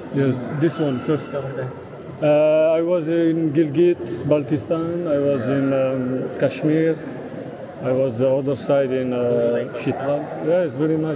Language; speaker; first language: English; non-native, learner; French